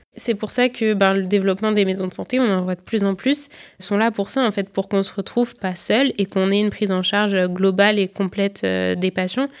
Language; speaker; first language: French; native; French